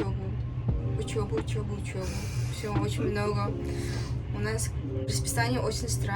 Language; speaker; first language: Russian; non-native, learner; Mongolian